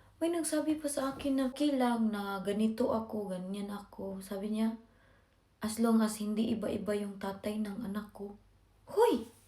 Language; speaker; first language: Filipino; non-native, local second language; Cebuano